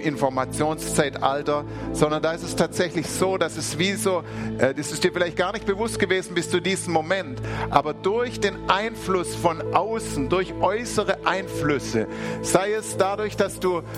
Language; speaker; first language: German; native; German